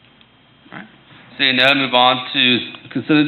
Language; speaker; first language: English; native; English